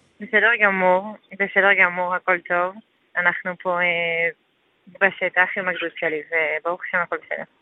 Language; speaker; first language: Hebrew; non-native, fluent; French